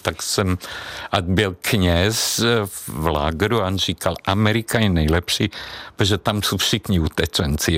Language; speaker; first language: Czech; non-native, fluent; Hungarian